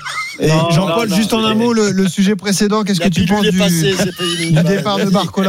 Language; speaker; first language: French; native; French